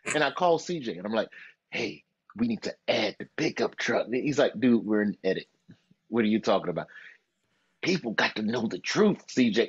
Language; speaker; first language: English; native; English